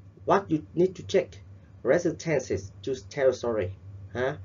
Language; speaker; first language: English; non-native, fluent; Vietnamese